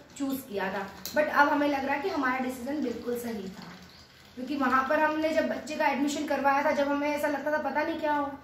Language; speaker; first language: Hindi; native; Hindi